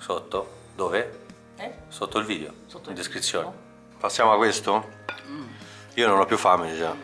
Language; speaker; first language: Italian; native; Italian